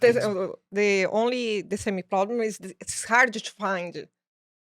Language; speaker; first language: English; non-native, learner; Portuguese